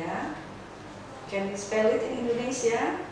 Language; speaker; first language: English; non-native, fluent; Indonesian